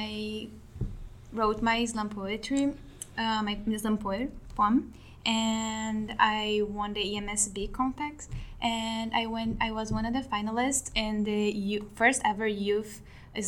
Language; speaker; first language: English; non-native, fluent; Portuguese